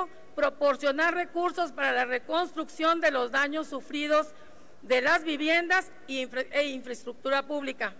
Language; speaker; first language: Spanish; native; Spanish